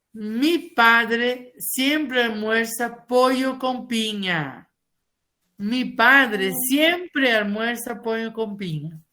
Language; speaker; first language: Spanish; non-native, fluent; Portuguese